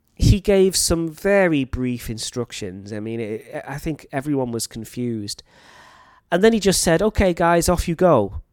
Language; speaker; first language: English; native; English